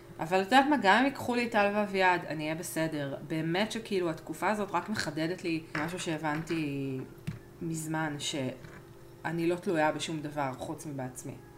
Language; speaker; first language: Hebrew; early bilingual, other home language; Spanish